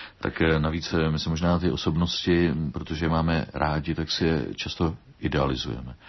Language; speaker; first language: Czech; native; Czech